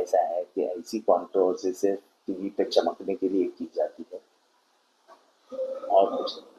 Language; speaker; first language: Hindi; non-native, local second language; Marathi